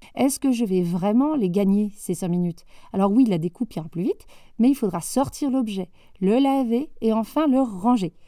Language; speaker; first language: French; native; French